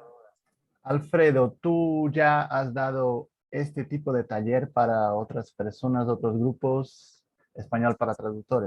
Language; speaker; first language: Spanish; non-native, fluent; Portuguese